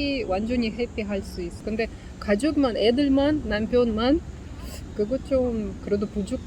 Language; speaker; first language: Korean; non-native, learner; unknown